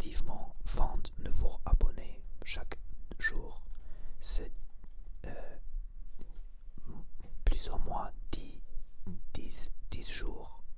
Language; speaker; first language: French; non-native, learner; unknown